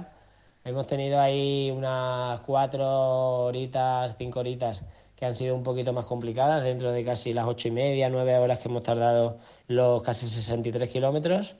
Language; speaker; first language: Spanish; native; Spanish